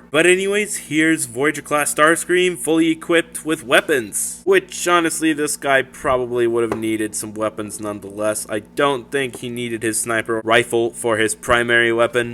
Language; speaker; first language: English; native; English